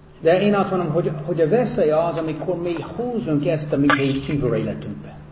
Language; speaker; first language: Hungarian; non-native, fluent; English